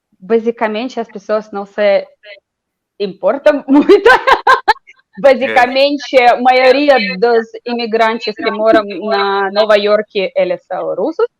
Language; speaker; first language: Portuguese; non-native, fluent; Russian